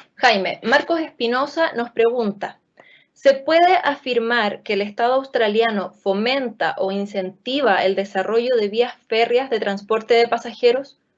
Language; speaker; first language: Spanish; native; Spanish